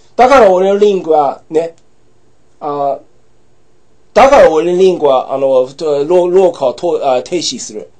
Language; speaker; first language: Japanese; non-native, fluent; English